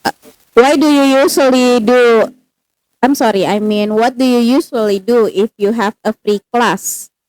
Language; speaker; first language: English; non-native, fluent; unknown